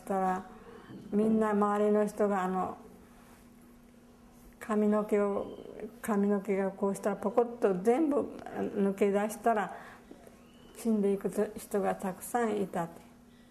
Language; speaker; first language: Japanese; native; Japanese